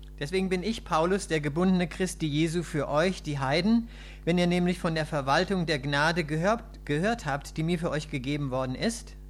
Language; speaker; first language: German; native; German